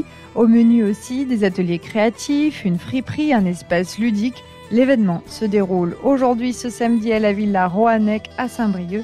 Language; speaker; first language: French; native; French